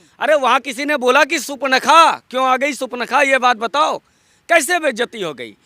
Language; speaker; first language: Hindi; non-native, local second language; Bangla